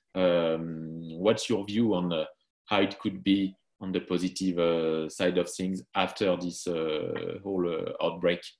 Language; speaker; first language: English; non-native, fluent; French